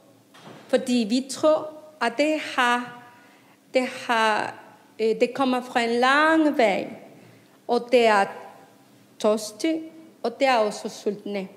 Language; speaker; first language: Danish; non-native, fluent; Spanish